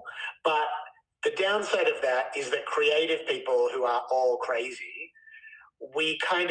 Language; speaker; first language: English; native; English